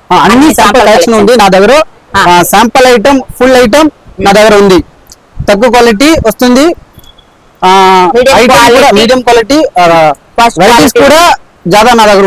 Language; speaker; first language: Telugu; non-native, learner; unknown